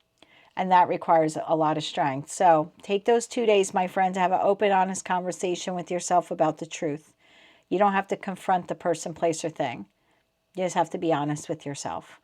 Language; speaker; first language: English; native; English